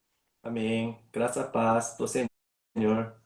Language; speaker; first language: Portuguese; non-native, learner; Korean